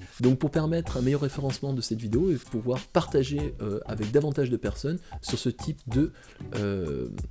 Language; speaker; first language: French; native; French